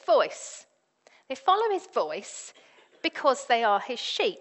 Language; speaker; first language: English; native; English